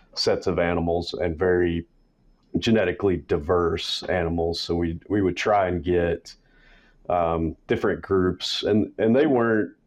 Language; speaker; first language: English; native; English